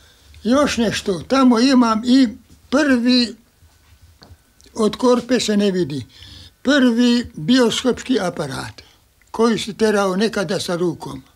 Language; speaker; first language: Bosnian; non-native, local second language; Hungarian